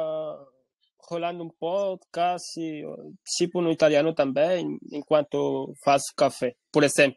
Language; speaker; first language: Portuguese; non-native, fluent; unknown